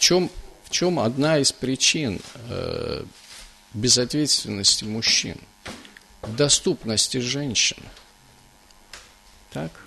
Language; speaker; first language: Russian; native; Russian